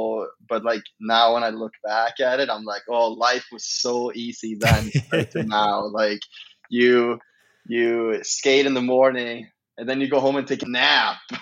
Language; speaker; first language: English; non-native, fluent; Swedish